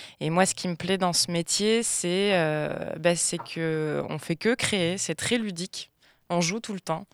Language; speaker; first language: French; native; French